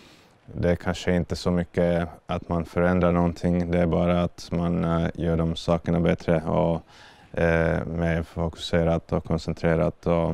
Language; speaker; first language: Swedish; non-native, fluent; Finnish